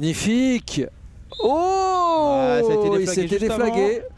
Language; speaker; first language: French; native; French